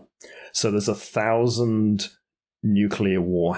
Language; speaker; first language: English; native; English